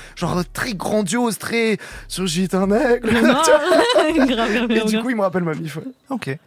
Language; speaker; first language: French; native; French